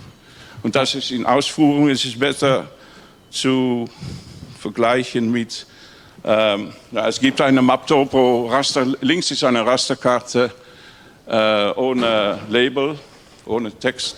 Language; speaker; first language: German; non-native, learner; Dutch